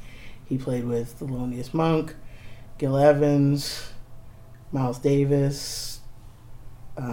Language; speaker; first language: English; native; English